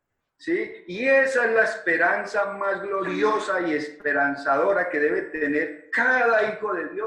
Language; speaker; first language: Spanish; native; Spanish